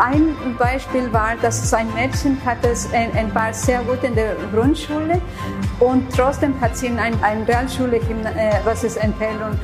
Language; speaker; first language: German; non-native, learner; Spanish